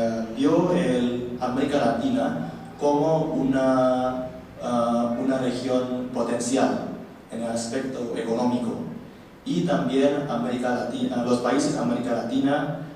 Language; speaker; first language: Spanish; non-native, learner; Indonesian